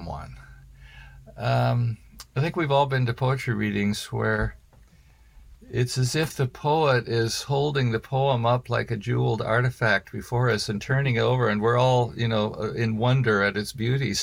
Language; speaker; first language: English; native; English